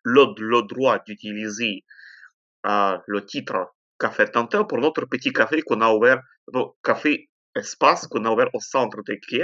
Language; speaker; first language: French; non-native, fluent; Ukrainian